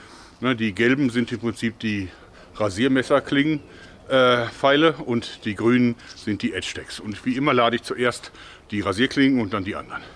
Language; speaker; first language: German; native; German